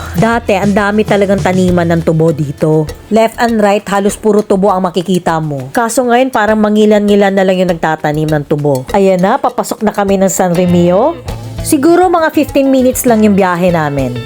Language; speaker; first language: Filipino; native; Filipino